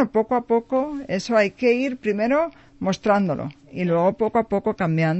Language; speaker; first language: Spanish; native; Spanish